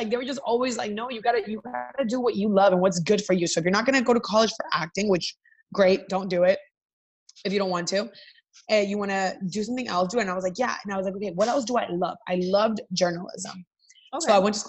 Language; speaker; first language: English; early bilingual, other home language; Spanish